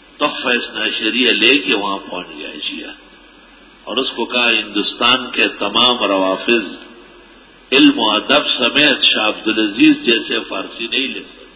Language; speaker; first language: Urdu; non-native, local second language; Pashto